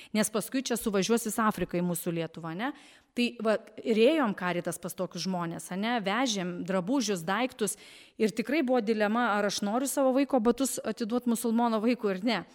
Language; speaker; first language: Lithuanian; native; Lithuanian